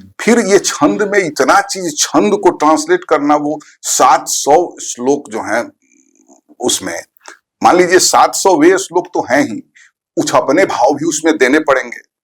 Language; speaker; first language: Hindi; non-native, local second language; Bhojpuri